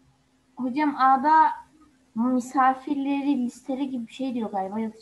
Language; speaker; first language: Turkish; native; Turkish